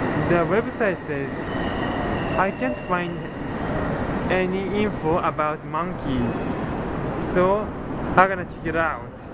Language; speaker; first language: English; early bilingual, other home language; Japanese